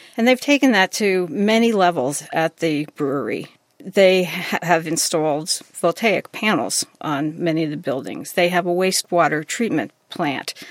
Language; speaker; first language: English; native; English